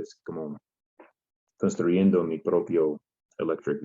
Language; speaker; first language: Spanish; non-native, learner; English